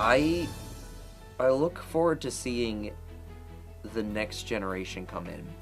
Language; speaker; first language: English; native; English